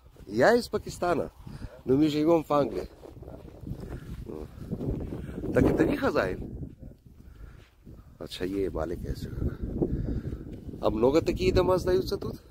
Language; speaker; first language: Russian; non-native, learner; Urdu